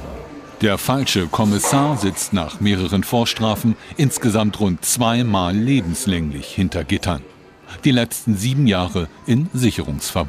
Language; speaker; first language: German; native; German